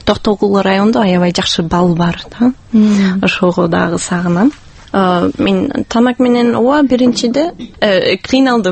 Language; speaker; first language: Kyrgyz; non-native, fluent; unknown